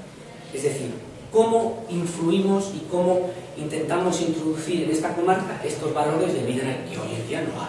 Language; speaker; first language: Spanish; native; Spanish